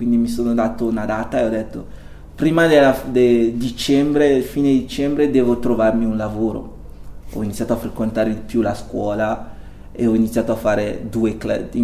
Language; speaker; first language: Italian; non-native, fluent; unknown